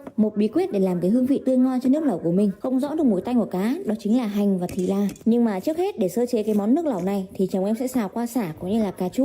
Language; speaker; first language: Vietnamese; native; Vietnamese